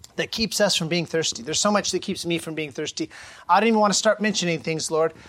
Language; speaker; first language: English; native; English